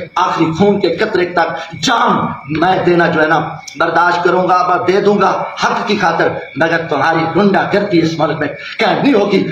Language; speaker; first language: Urdu; non-native, local second language; Saraiki